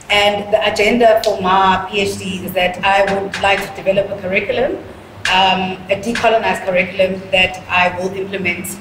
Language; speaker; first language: English; non-native, local second language; Zulu